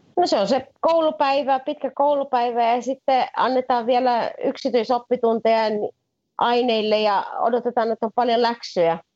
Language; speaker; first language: Finnish; native; Finnish